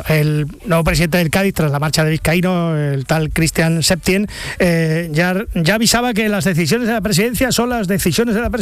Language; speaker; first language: Spanish; native; Spanish